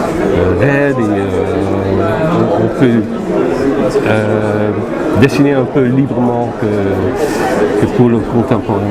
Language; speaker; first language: French; non-native, fluent; Dutch